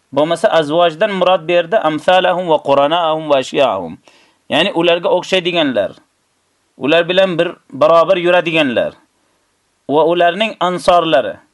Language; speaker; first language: Uzbek; native; Uzbek